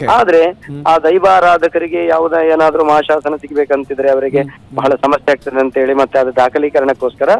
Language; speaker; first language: Kannada; non-native, local second language; Tulu